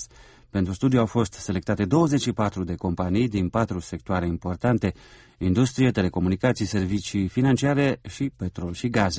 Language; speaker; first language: Romanian; native; Romanian